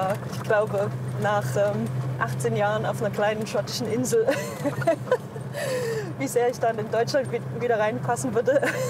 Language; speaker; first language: German; native; German